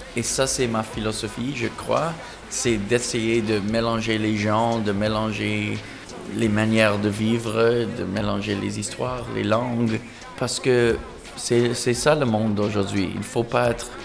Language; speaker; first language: French; non-native, local second language; English